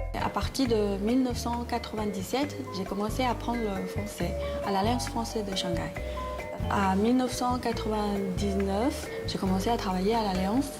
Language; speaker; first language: French; non-native, fluent; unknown